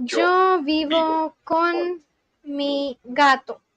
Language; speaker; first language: Spanish; non-native, learner; Bangla